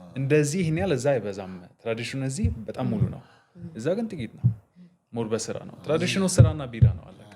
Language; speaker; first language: Amharic; early bilingual, heritage; Amharic